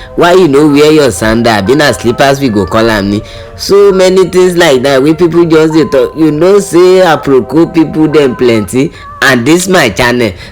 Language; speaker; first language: Nigerian Pidgin; non-native, local second language; Yoruba